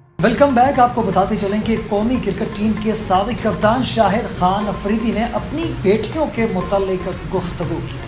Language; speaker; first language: Urdu; native; Urdu